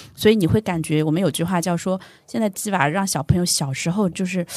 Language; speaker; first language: Chinese; native; Chinese